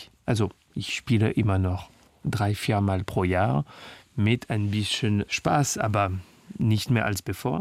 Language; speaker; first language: German; non-native, fluent; French